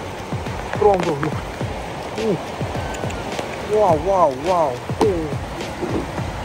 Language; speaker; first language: English; non-native, learner; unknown